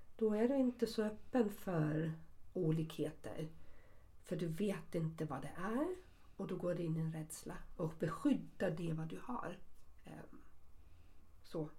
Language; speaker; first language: Swedish; early bilingual, other home language; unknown